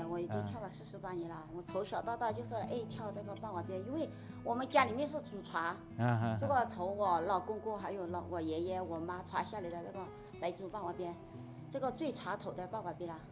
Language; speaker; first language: Chinese; non-native, local second language; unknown